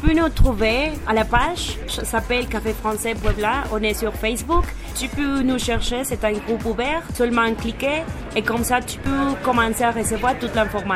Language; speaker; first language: French; non-native, learner; Spanish